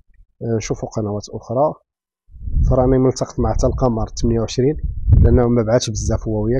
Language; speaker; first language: Arabic; native; Arabic